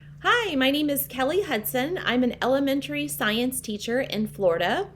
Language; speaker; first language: English; native; English